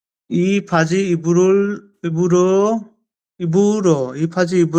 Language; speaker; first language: Korean; non-native, learner; Bangla